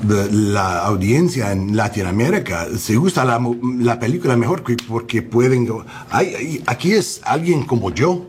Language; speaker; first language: Spanish; non-native, learner; English